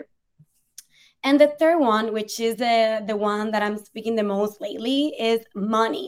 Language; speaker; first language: English; non-native, fluent; Spanish